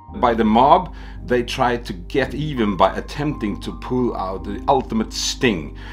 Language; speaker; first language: English; non-native, fluent; Swedish